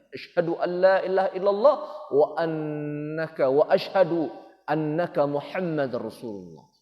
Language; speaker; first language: Malay; native; Malay